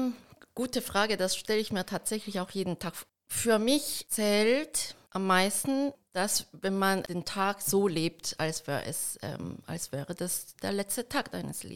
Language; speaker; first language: German; early bilingual, heritage; Korean